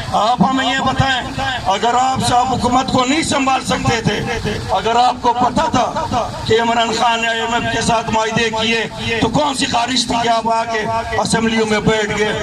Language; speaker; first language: Urdu; non-native, local second language; Pashto